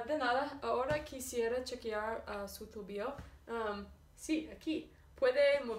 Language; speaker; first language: Spanish; non-native, learner; English